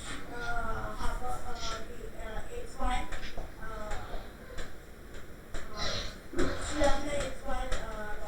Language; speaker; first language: German; non-native, learner; Marathi